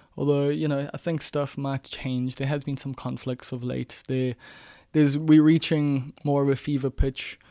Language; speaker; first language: English; native; English